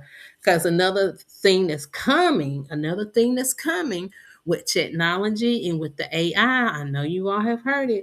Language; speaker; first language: English; native; English